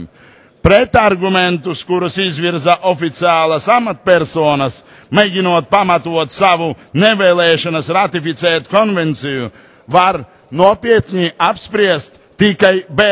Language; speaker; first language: Latvian; non-native, local second language; Russian